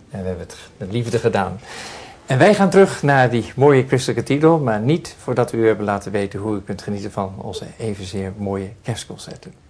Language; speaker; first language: Dutch; native; Dutch